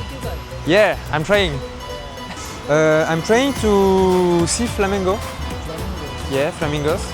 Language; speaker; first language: English; non-native, learner; French